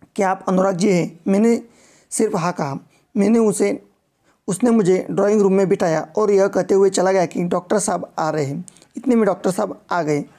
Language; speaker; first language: Hindi; non-native, local second language; Marathi